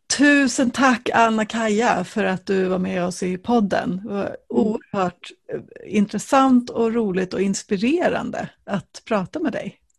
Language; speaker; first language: Swedish; native; Swedish